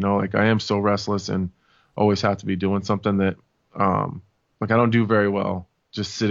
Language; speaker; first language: English; native; English